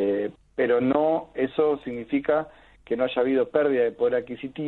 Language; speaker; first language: Spanish; native; Spanish